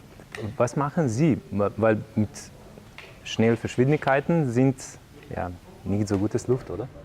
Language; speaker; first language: German; non-native, learner; Slovenian